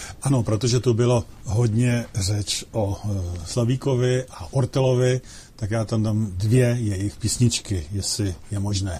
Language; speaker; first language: Czech; native; Czech